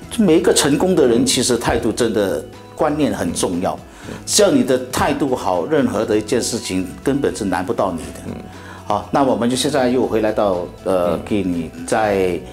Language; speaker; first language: Chinese; native; Chinese